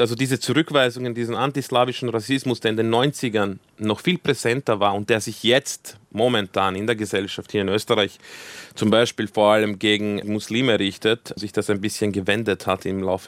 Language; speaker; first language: German; early bilingual, other home language; Croatian